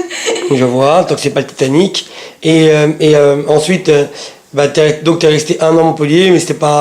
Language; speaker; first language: French; native; French